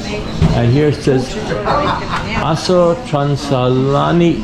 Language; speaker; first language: English; native; English